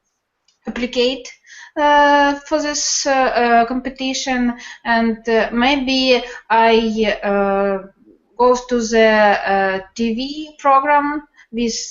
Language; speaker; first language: English; non-native, learner; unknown